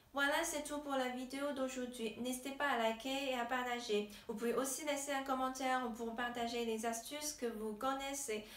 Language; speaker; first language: French; non-native, fluent; Chinese